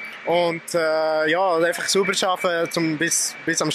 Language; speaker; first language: German; non-native, fluent; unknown